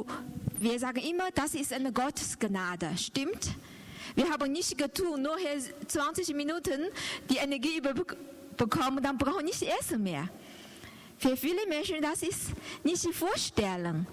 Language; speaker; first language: German; non-native, learner; Chinese